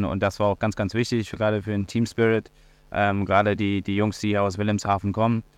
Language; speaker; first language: German; native; German